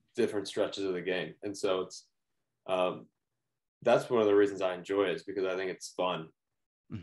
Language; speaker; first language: English; native; English